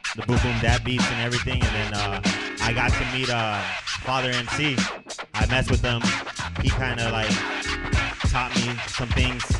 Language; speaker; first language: English; native; English